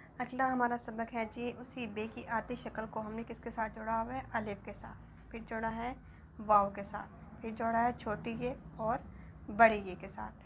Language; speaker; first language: Urdu; native; Urdu